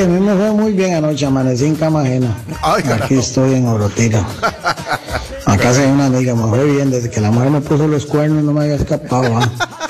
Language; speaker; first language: Spanish; native; Spanish